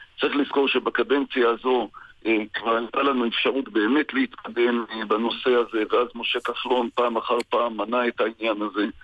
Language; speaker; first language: Hebrew; native; Hebrew